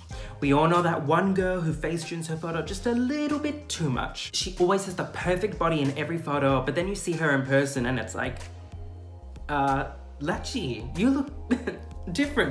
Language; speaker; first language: English; native; English